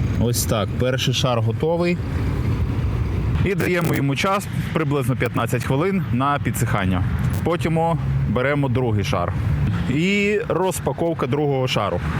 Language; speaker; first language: Ukrainian; native; Ukrainian